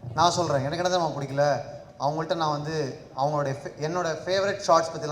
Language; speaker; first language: Tamil; native; Tamil